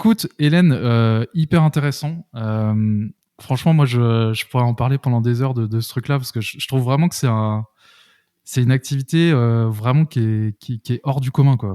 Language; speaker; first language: French; native; French